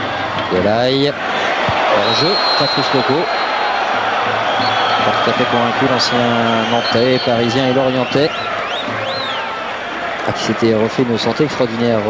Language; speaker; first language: French; native; French